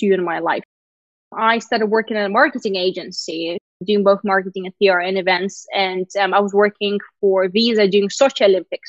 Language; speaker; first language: English; non-native, fluent; Russian